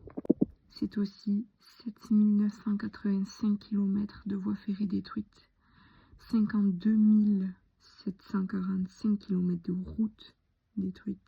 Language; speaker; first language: French; native; French